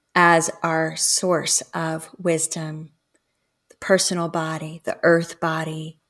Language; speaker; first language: English; early bilingual, other home language; Spanish